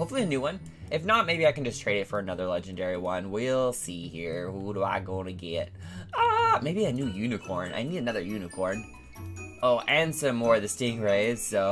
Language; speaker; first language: English; native; English